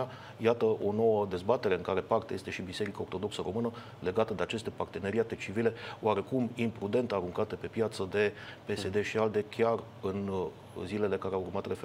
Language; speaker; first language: Romanian; native; Romanian